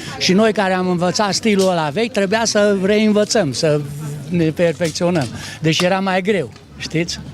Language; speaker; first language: Romanian; non-native, local second language; Hungarian